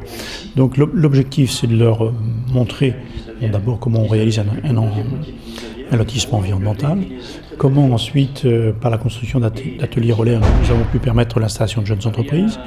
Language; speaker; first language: French; native; French